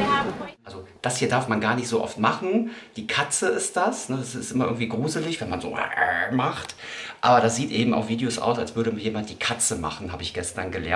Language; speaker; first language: German; native; German